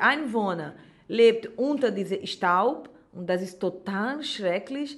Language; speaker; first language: German; non-native, learner; Portuguese